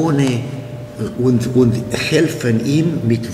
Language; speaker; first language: German; non-native, learner; Italian